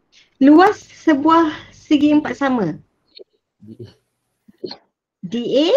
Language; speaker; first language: Malay; native; Malay